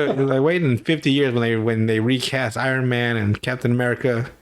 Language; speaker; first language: English; native; English